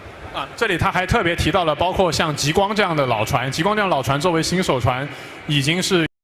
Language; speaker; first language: Chinese; native; Chinese